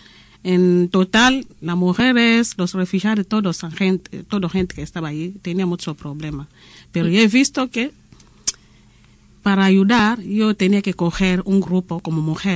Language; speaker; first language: Spanish; non-native, learner; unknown